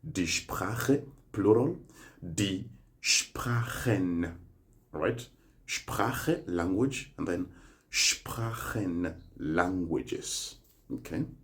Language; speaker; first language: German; non-native, fluent; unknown